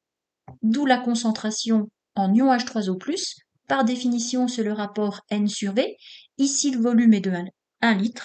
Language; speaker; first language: French; native; French